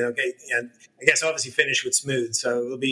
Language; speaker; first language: English; native; English